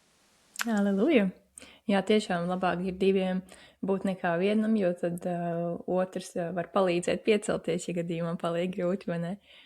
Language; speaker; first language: Latvian; native; Latvian